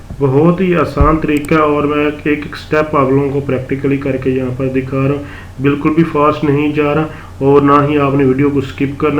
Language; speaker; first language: Urdu; non-native, local second language; Punjabi